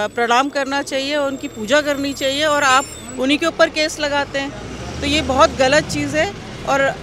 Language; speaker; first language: Hindi; native; Hindi